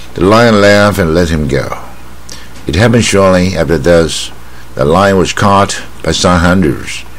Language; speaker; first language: English; non-native, fluent; Chinese